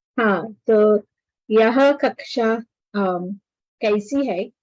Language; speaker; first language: Hindi; non-native, learner; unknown